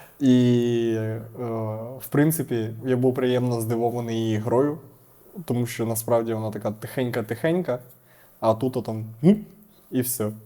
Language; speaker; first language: Ukrainian; native; Ukrainian